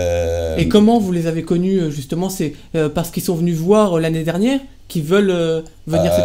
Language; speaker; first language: French; native; French